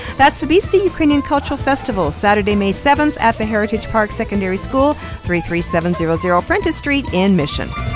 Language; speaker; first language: English; early bilingual, other home language; Ukrainian